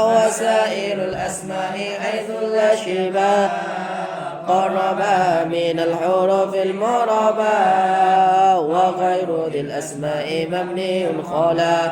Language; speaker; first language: Arabic; non-native, fluent; Indonesian